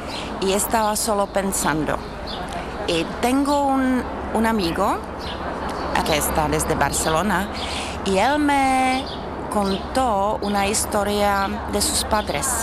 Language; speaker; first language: Spanish; non-native, fluent; Czech